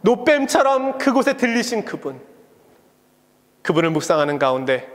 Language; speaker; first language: Korean; native; Korean